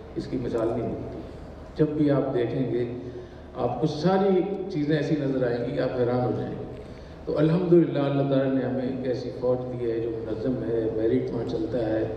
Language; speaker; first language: Urdu; native; Urdu